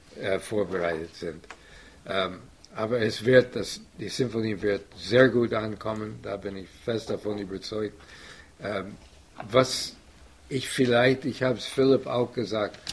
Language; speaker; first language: German; non-native, fluent; English